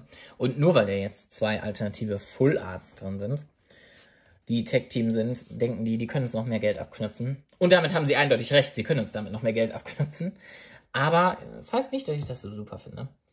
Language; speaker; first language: German; native; German